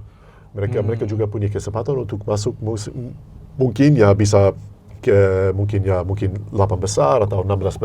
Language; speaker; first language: Indonesian; non-native, fluent; English